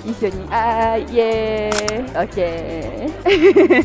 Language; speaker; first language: Japanese; native; Japanese